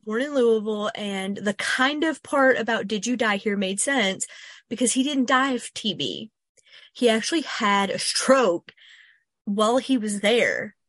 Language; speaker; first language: English; native; English